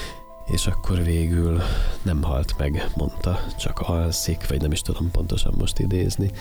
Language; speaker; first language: Hungarian; native; Hungarian